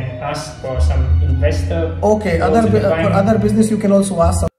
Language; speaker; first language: English; non-native, local second language; Hindi